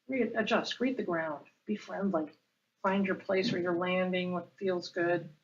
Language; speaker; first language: English; native; English